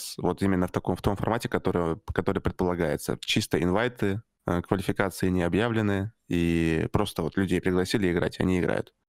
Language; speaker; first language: Russian; native; Russian